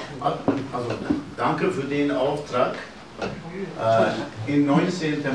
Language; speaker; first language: German; non-native, learner; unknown